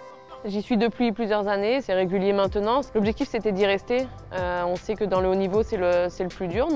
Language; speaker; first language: French; native; French